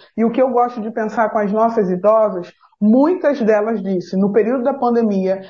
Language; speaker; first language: Portuguese; native; Portuguese